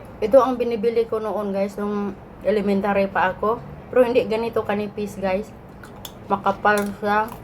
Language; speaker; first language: Filipino; non-native, local second language; Cebuano